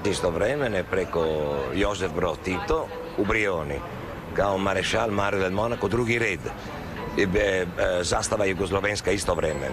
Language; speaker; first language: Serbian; non-native, learner; Italian